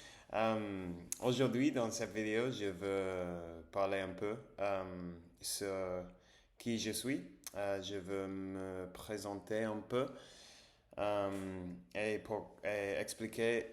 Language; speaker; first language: French; non-native, learner; English